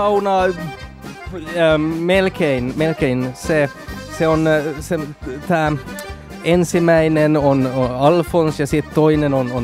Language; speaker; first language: Finnish; non-native, learner; Swedish